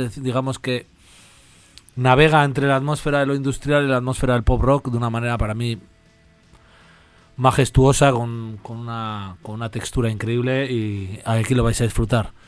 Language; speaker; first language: Spanish; native; Spanish